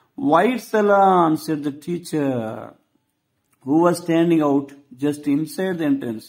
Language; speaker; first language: English; non-native, local second language; Telugu